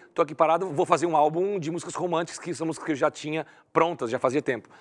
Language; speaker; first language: Portuguese; native; Portuguese